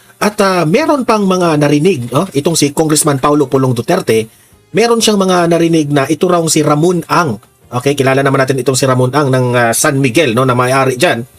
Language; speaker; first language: Filipino; native; Filipino